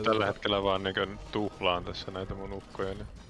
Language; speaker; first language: Finnish; native; Finnish